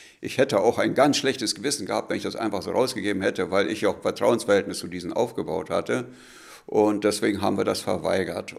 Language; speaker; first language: German; native; German